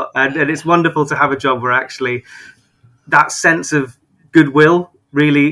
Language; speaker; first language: English; native; English